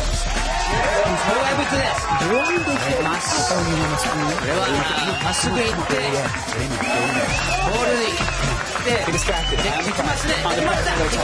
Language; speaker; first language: Japanese; non-native, learner; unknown